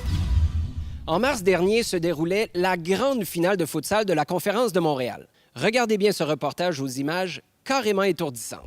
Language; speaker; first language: French; native; French